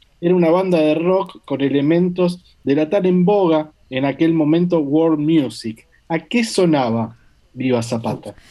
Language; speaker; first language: Spanish; native; Spanish